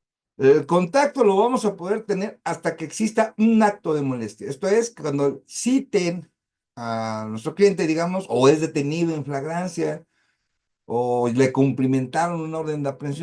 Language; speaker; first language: Spanish; native; Spanish